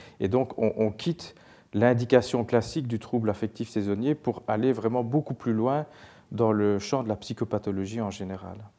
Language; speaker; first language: French; native; French